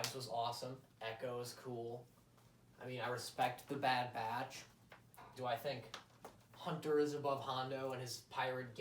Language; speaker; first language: English; native; English